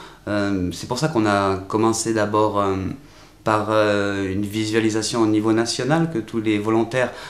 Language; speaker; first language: French; native; French